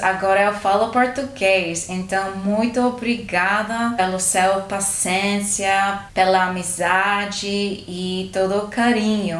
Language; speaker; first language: Portuguese; non-native, learner; English